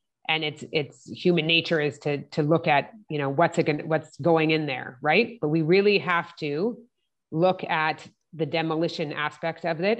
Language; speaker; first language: English; native; English